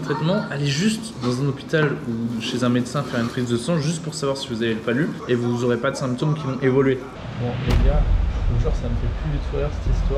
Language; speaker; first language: French; native; French